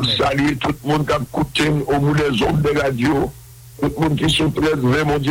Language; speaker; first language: French; non-native, local second language; Haitian Creole